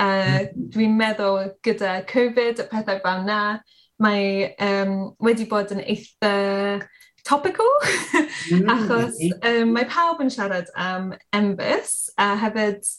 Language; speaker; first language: Welsh; non-native, learner; English